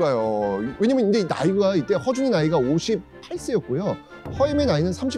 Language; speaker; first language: Korean; native; Korean